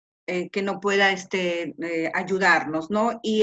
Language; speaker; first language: Spanish; native; Spanish